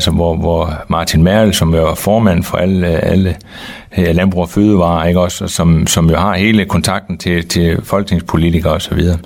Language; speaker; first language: Danish; native; Danish